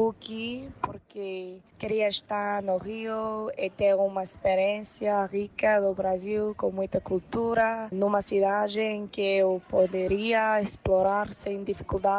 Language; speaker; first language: Portuguese; non-native, fluent; English